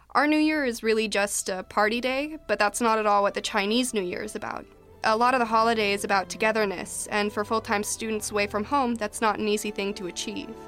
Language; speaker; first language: English; native; English